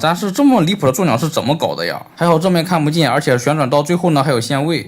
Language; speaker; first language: Chinese; native; Chinese